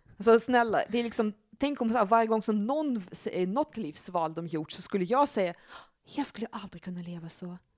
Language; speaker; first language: Swedish; early bilingual, other home language; Russian